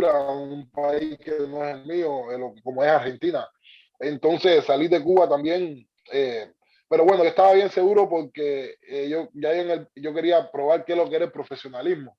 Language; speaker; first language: Spanish; native; Spanish